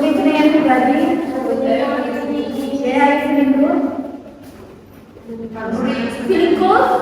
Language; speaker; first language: English; non-native, learner; Indonesian